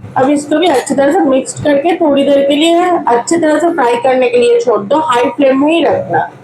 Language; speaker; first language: Hindi; non-native, local second language; Bangla